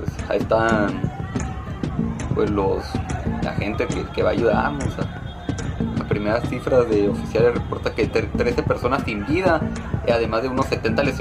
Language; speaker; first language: Spanish; native; Spanish